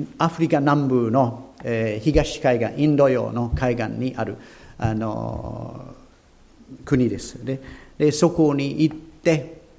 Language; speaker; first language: Japanese; non-native, fluent; English